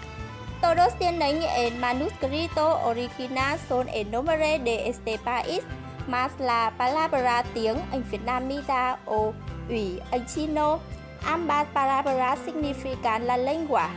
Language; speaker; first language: Spanish; non-native, learner; Vietnamese